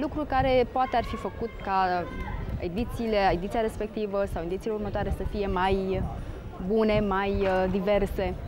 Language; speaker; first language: Romanian; native; Romanian